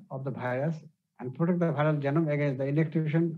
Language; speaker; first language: English; non-native, local second language; Bangla